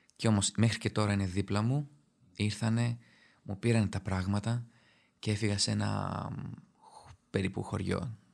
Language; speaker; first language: Greek; early bilingual, other home language; Albanian